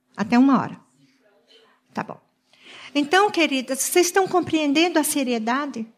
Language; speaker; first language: Portuguese; native; Portuguese